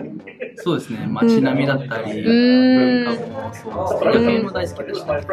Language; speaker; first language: Japanese; early bilingual, other home language; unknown